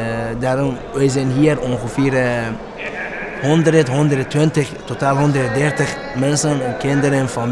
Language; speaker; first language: Dutch; non-native, learner; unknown